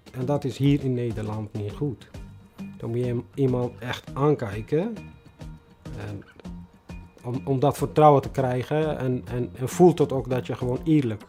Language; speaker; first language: Dutch; non-native, fluent; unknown